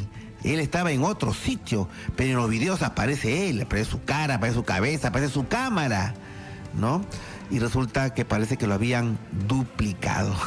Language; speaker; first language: Spanish; native; Spanish